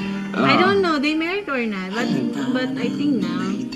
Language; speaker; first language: English; non-native, local second language; Filipino